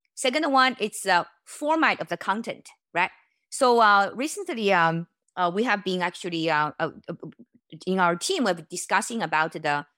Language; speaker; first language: English; non-native, fluent; Chinese